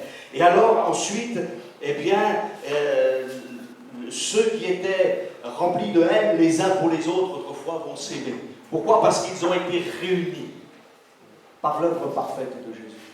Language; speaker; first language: French; native; French